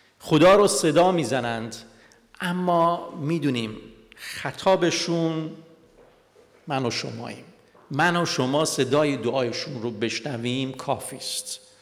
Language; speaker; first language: Persian; non-native, local second language; Armenian